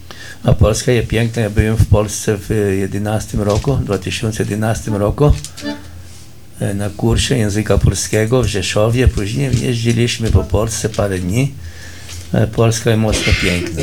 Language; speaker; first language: Polish; early bilingual, heritage; Polish